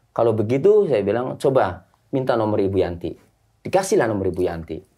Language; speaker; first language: Indonesian; native; Indonesian